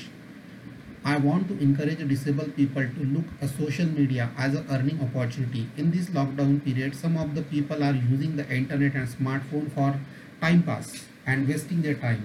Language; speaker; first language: English; non-native, local second language; Marathi